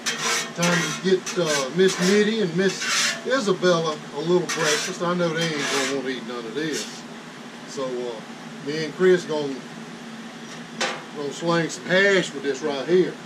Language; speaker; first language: English; native; English